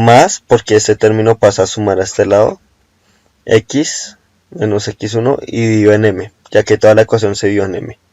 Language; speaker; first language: Spanish; native; Spanish